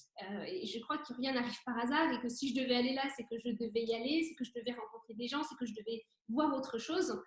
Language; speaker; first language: French; native; French